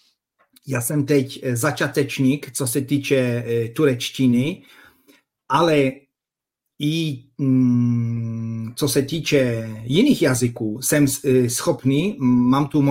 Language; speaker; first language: Czech; non-native, fluent; Polish